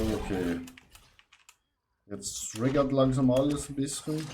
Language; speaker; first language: German; native; German